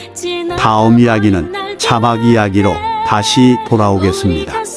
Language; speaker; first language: Korean; native; Korean